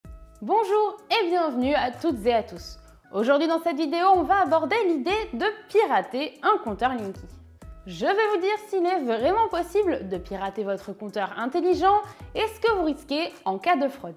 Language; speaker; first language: French; native; French